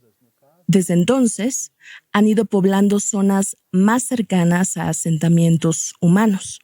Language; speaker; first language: Spanish; native; Spanish